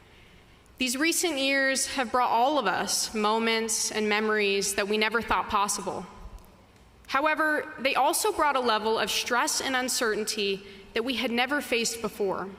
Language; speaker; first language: English; native; English